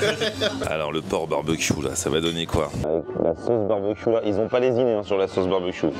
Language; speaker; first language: French; native; French